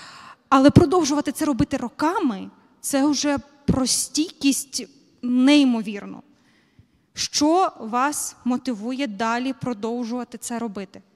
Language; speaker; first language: Ukrainian; native; Ukrainian